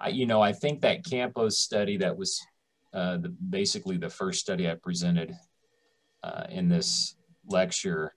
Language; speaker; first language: English; native; English